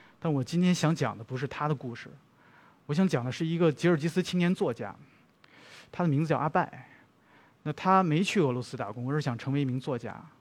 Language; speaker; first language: Chinese; native; Chinese